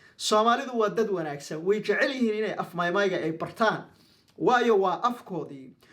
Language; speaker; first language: Somali; non-native, local second language; Maay